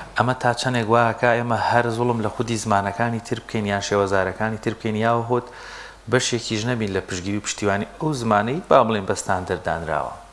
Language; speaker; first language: Central Kurdish; non-native, local second language; Gurani